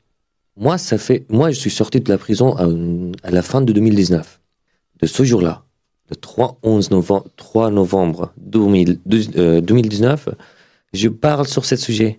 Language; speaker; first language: French; non-native, fluent; Arabic